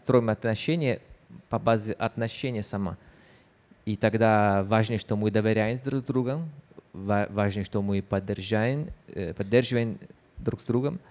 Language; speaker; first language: Russian; non-native, fluent; Italian